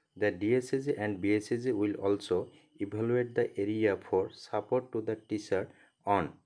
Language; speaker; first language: English; non-native, local second language; Assamese